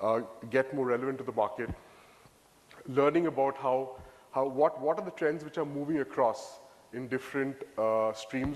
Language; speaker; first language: English; non-native, local second language; Bangla